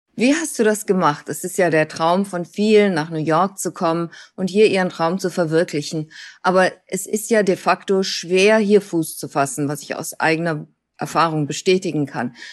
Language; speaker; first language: German; native; German